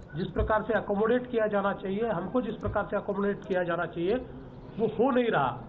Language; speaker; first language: Hindi; non-native, local second language; Marathi